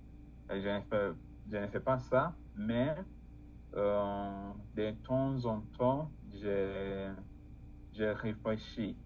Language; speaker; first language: French; non-native, learner; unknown